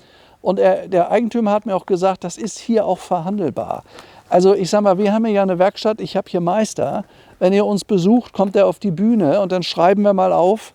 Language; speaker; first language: German; native; German